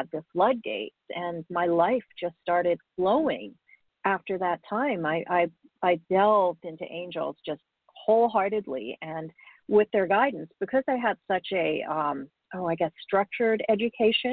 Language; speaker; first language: English; native; English